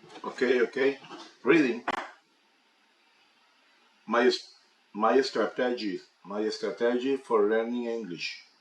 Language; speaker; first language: English; non-native, learner; Spanish